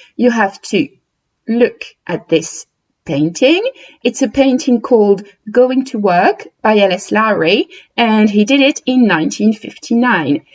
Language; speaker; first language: English; non-native, fluent; French